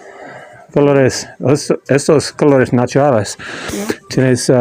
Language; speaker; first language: Spanish; non-native, learner; English